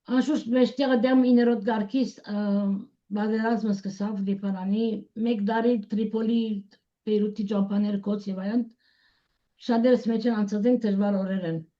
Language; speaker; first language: Armenian; early bilingual, heritage; Armenian